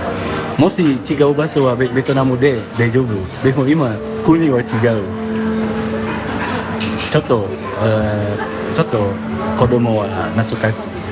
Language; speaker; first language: Japanese; non-native, learner; Indonesian